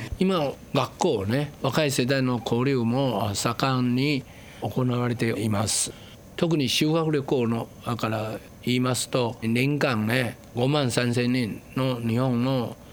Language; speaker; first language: Japanese; non-native, fluent; Chinese